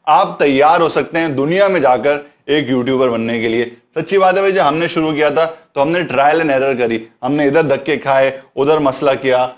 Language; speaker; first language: Urdu; native; Urdu